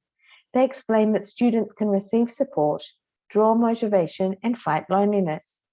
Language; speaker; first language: English; non-native, fluent; Hebrew